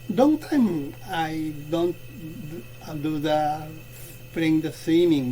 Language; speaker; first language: English; non-native, learner; Japanese